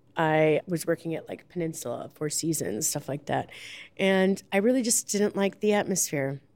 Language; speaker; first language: English; native; English